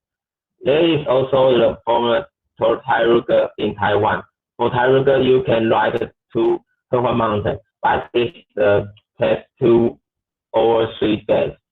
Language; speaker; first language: English; non-native, learner; Chinese